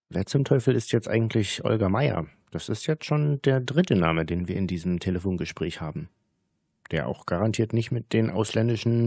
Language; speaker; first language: German; native; German